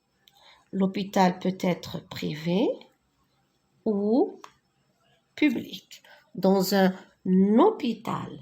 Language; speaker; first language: French; non-native, local second language; Arabic